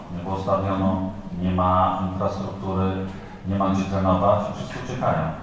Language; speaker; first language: Polish; native; Polish